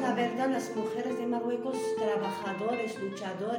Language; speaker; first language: Spanish; non-native, learner; Arabic